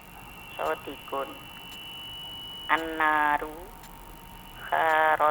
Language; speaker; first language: Arabic; non-native, learner; Indonesian